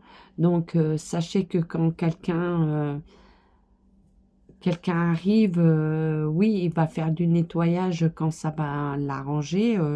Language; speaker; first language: French; native; French